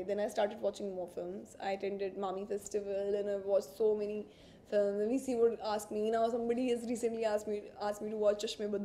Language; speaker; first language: English; non-native, local second language; Hindi